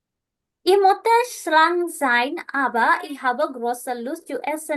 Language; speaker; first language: German; non-native, fluent; Indonesian